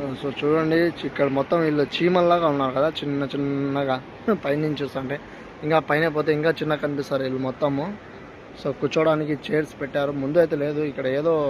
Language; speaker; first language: Telugu; non-native, local second language; Urdu